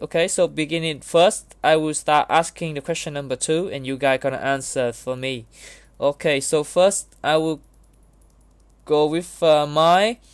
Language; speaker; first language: English; non-native, learner; Vietnamese